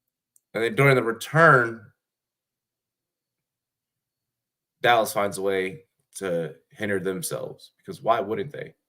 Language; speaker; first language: English; native; English